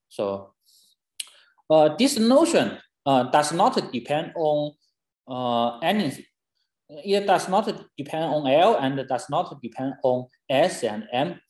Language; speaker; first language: English; non-native, fluent; Chinese